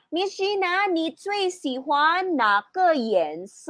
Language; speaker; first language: Chinese; non-native, learner; Filipino